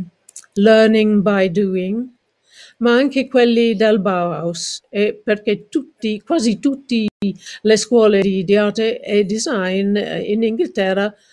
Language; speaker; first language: Italian; non-native, learner; English